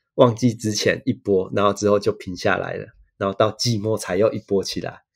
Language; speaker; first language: Chinese; native; Chinese